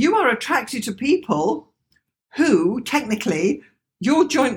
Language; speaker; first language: English; native; English